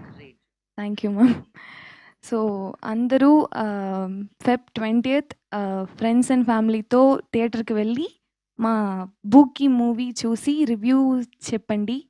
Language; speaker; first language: Telugu; non-native, learner; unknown